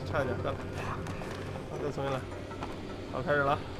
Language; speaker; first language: Chinese; native; Chinese